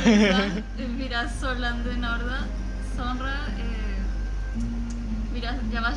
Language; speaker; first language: Turkish; non-native, learner; Spanish